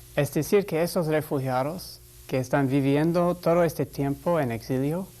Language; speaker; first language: Spanish; non-native, fluent; English